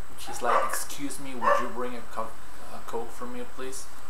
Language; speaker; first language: English; non-native, fluent; Spanish